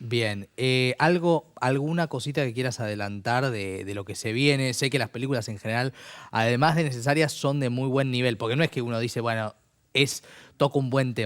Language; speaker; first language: Spanish; native; Spanish